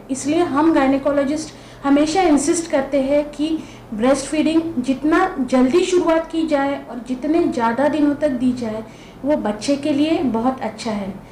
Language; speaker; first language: Hindi; non-native, local second language; Marathi